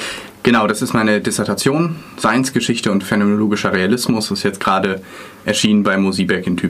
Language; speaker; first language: German; native; German